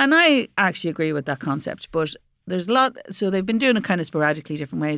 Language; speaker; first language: English; native; English